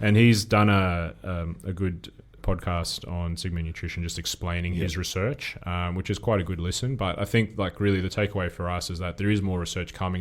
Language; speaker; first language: English; native; English